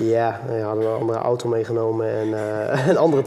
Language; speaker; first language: Dutch; native; Dutch